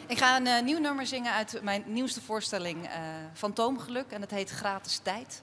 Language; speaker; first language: Dutch; native; Dutch